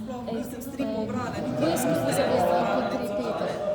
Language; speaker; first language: French; non-native, fluent; Slovenian